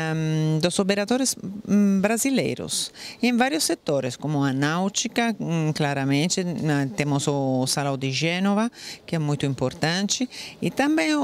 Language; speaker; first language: Portuguese; non-native, fluent; Italian